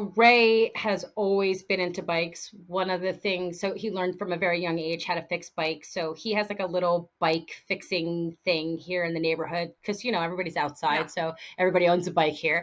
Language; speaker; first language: English; native; English